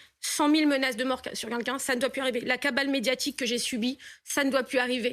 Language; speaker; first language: French; native; French